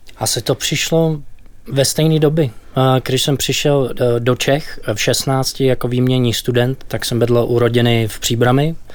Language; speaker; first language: Czech; non-native, fluent; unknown